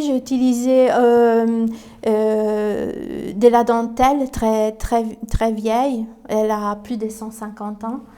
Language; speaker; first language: French; non-native, fluent; Italian